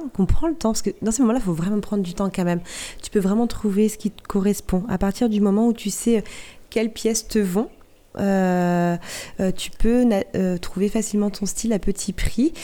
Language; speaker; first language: French; native; French